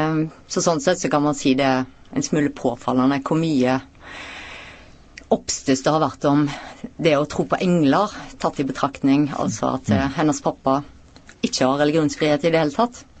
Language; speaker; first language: Norwegian; native; Norwegian